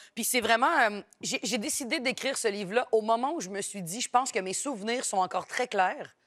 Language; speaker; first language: French; native; French